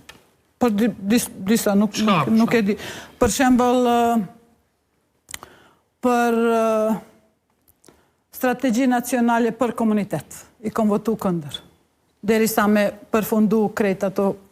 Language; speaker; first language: Albanian; non-native, local second language; Bosnian